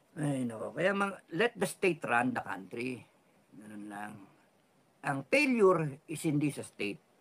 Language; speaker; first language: Filipino; non-native, local second language; Cebuano